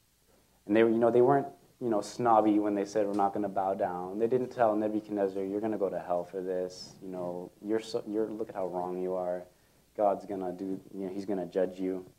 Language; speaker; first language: English; native; English